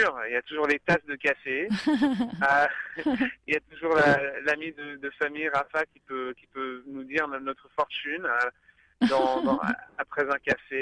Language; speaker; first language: French; early bilingual, other home language; English